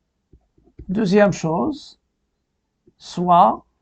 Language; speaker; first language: French; non-native, local second language; Arabic